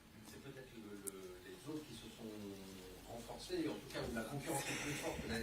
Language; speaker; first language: French; native; French